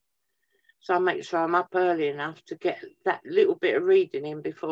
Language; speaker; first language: English; native; English